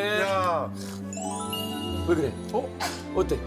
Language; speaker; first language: Korean; native; Korean